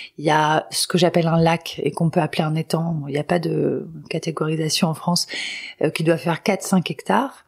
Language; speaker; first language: French; non-native, local second language; Arabic